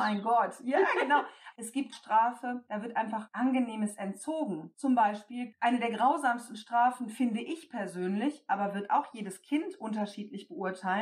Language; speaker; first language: German; native; German